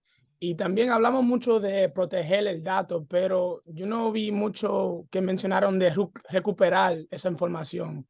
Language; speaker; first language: Spanish; early bilingual, heritage; English